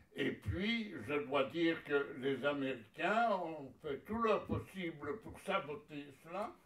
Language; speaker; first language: French; native; French